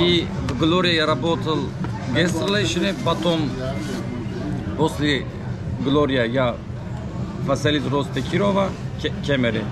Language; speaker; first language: Russian; non-native, learner; Turkish